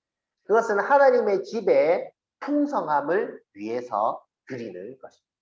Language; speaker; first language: Korean; native; Korean